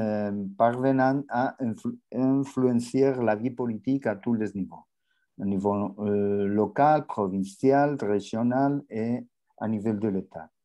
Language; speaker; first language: French; non-native, learner; Spanish